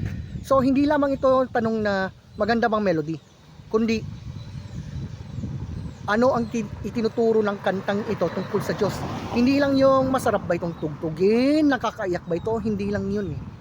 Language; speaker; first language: Filipino; native; Filipino